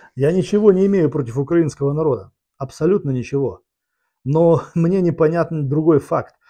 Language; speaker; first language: Russian; native; Russian